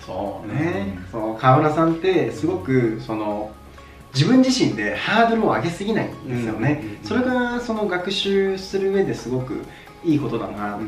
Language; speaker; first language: Japanese; native; Japanese